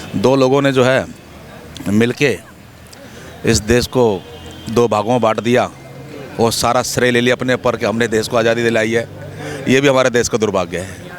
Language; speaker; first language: Hindi; native; Hindi